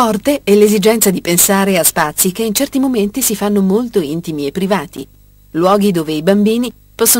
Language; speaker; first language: Italian; native; Italian